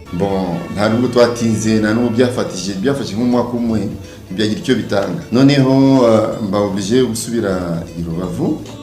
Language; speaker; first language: Kinyarwanda; early bilingual, heritage; Kinyarwanda